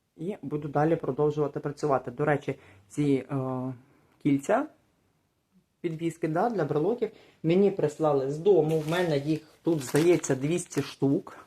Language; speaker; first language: Ukrainian; non-native, local second language; Russian